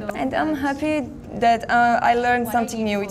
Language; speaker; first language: English; non-native, learner; Armenian